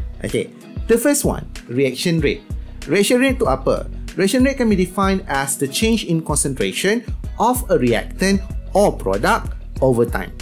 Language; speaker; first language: English; non-native, local second language; Malay